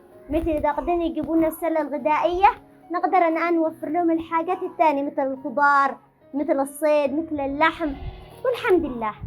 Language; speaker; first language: Arabic; native; Arabic